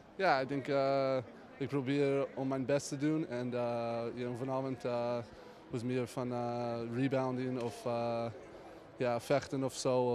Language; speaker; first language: Dutch; non-native, learner; English